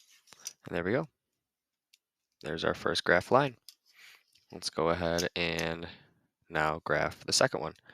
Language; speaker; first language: English; native; English